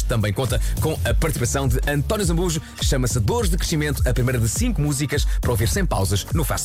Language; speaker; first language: Portuguese; native; Portuguese